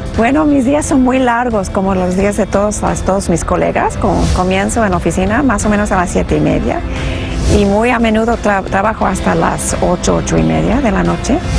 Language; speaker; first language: Spanish; early bilingual, heritage; Spanish